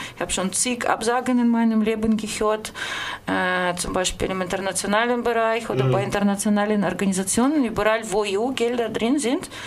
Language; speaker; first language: German; non-native, fluent; Russian